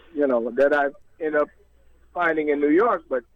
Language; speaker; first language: English; native; English